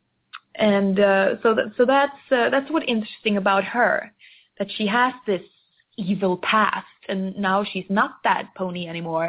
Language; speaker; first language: English; non-native, fluent; Swedish